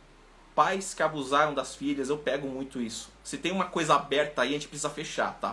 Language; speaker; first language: Portuguese; native; Portuguese